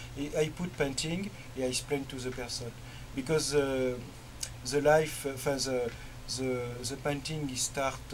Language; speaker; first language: English; non-native, learner; French